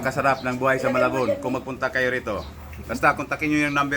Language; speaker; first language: Filipino; non-native, local second language; Cebuano